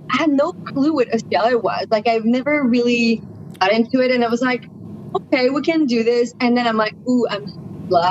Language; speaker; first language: English; non-native, fluent; French